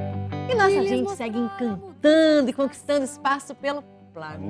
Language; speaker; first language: Portuguese; native; Portuguese